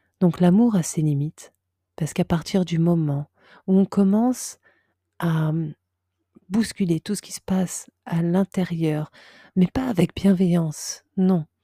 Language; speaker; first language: French; native; French